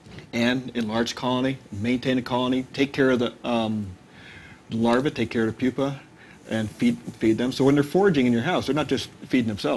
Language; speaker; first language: English; native; English